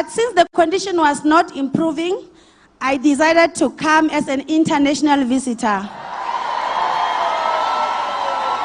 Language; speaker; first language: English; non-native, local second language; Northern Sotho